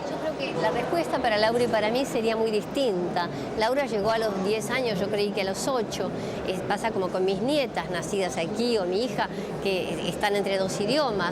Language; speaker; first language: Spanish; native; Spanish